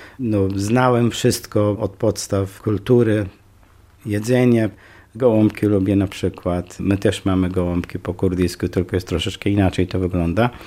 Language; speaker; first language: Polish; non-native, fluent; Kurdish